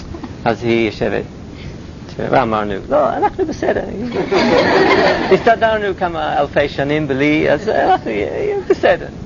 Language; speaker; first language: Hebrew; non-native, fluent; English